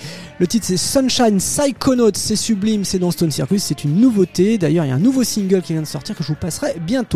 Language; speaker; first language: French; native; French